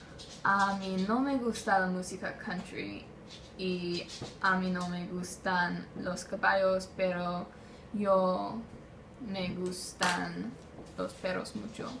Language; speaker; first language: Spanish; non-native, learner; English